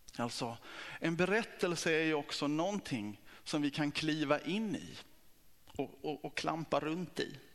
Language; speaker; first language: Swedish; native; Swedish